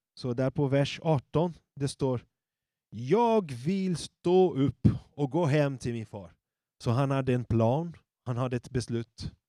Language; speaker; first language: Swedish; non-native, fluent; Portuguese